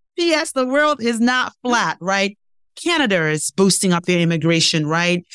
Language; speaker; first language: English; non-native, local second language; Ibibio